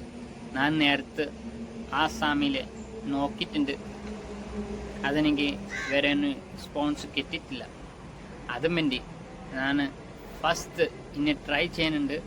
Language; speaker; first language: Malayalam; non-native, local second language; Assamese